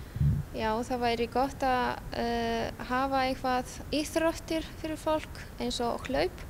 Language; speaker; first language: Icelandic; non-native, fluent; Polish